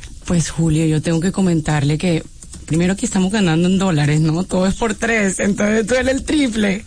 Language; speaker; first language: Spanish; native; Spanish